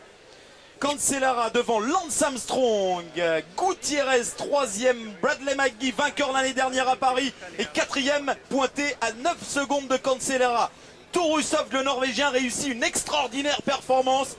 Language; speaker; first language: French; native; French